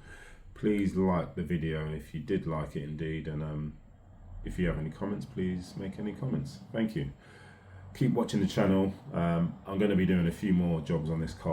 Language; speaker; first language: English; native; English